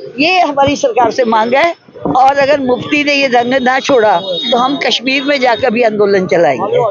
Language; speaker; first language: Hindi; non-native, local second language; Punjabi